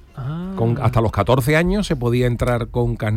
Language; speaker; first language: Spanish; native; Spanish